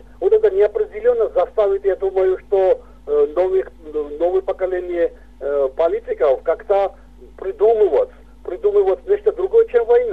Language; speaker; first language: Russian; non-native, local second language; Georgian